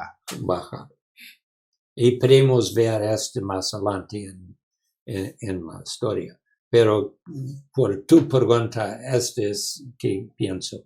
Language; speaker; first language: Spanish; non-native, learner; English